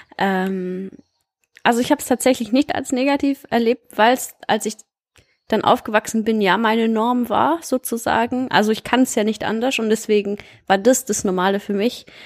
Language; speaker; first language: German; early bilingual, heritage; German